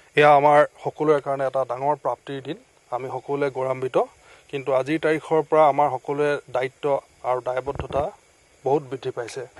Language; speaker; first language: Assamese; native; Assamese